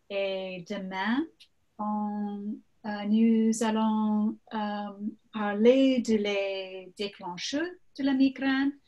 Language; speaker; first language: French; non-native, learner; English